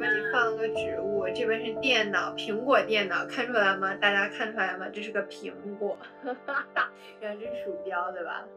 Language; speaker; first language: Chinese; native; Chinese